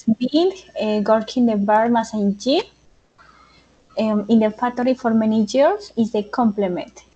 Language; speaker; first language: English; non-native, learner; Spanish